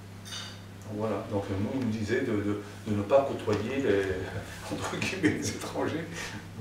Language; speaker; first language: French; native; French